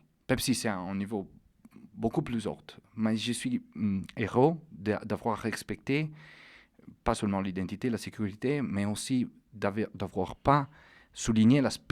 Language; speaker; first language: French; non-native, fluent; Italian